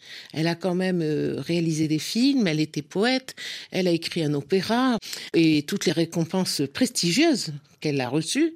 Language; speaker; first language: French; non-native, local second language; Arabic